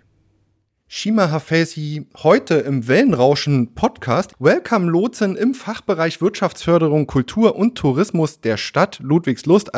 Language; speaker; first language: German; native; German